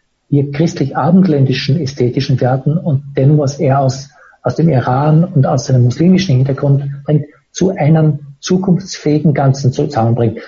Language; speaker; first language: German; native; German